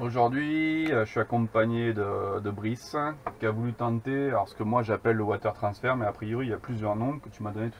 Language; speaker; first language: French; native; French